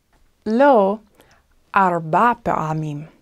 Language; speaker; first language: Hebrew; non-native, fluent; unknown